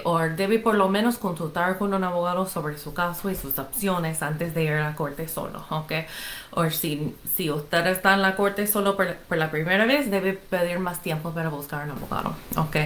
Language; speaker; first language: Spanish; non-native, fluent; English